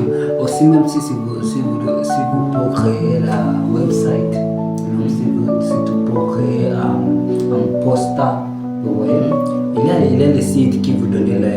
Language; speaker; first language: French; non-native, learner; Kalenjin